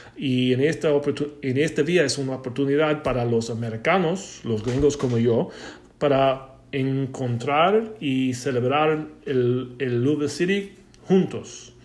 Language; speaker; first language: Spanish; non-native, learner; English